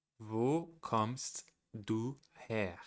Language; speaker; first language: German; non-native, learner; Portuguese